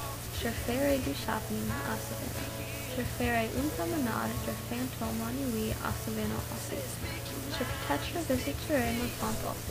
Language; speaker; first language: French; non-native, learner; English